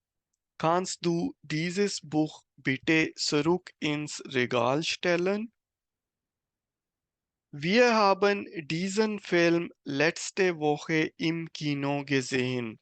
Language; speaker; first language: German; non-native, fluent; Urdu